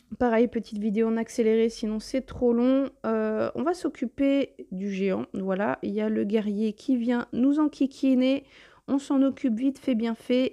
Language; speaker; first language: French; native; French